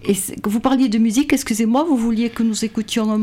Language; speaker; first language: French; native; French